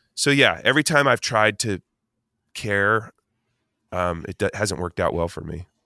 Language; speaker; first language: English; native; English